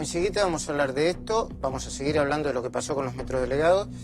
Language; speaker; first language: Spanish; native; Spanish